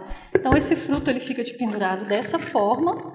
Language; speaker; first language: Portuguese; native; Portuguese